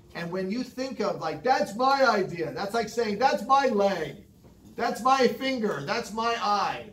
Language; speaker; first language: English; native; English